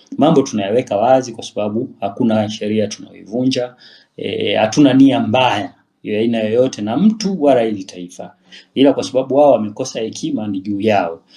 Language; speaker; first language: Swahili; native; Swahili